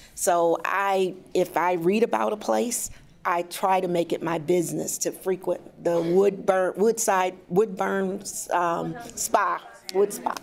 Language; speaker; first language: English; native; English